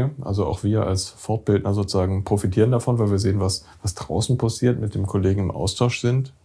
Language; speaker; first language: German; native; German